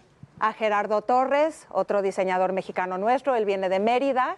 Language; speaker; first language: Spanish; native; Spanish